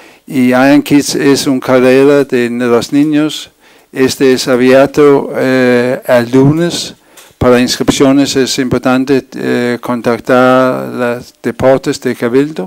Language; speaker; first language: Spanish; non-native, fluent; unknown